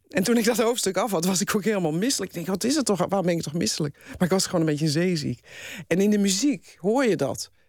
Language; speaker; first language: Dutch; native; Dutch